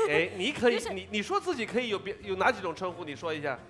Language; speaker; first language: Chinese; native; Chinese